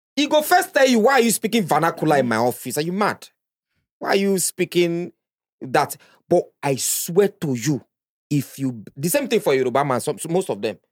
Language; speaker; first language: English; non-native, local second language; Igbo